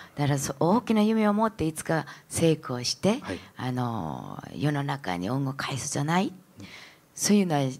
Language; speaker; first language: Japanese; non-native, fluent; Korean